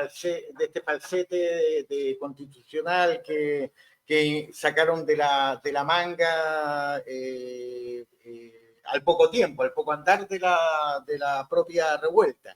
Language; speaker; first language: Spanish; native; Spanish